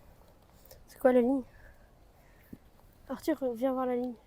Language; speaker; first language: French; native; French